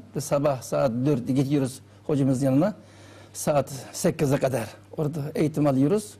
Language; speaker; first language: Turkish; non-native, learner; Uyghur